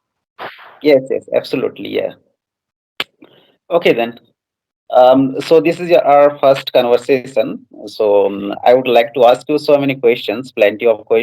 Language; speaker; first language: English; non-native, fluent; Odia